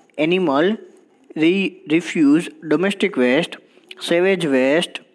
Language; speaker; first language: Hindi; non-native, local second language; Gujarati